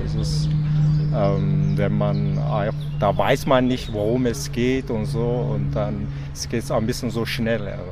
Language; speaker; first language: German; non-native, learner; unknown